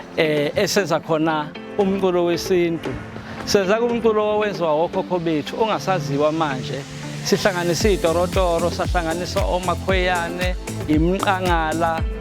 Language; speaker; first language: Zulu; native; Zulu